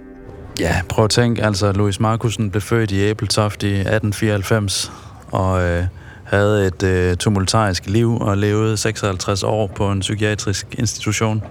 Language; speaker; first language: Danish; native; Danish